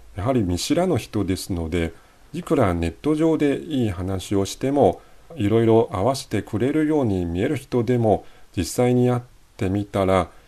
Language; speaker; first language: Japanese; non-native, fluent; Chinese